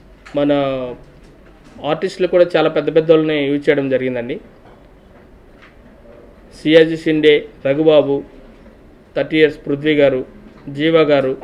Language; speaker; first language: Telugu; native; Telugu